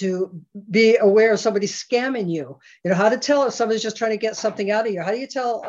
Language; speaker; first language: English; native; English